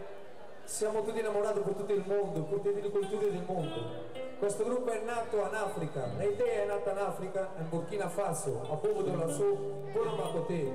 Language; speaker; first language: Italian; non-native, learner; Portuguese